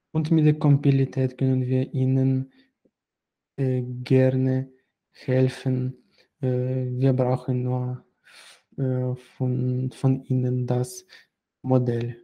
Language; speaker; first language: German; non-native, fluent; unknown